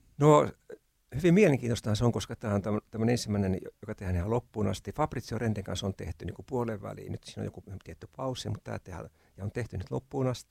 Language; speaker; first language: Finnish; native; Finnish